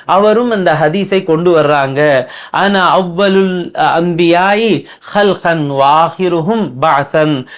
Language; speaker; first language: Tamil; non-native, local second language; Urdu